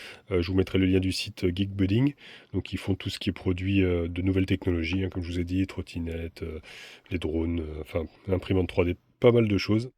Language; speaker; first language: French; native; French